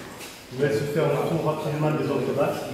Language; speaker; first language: French; native; French